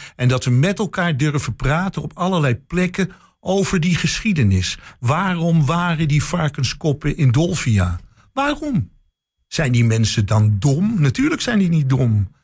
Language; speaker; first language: Dutch; native; Dutch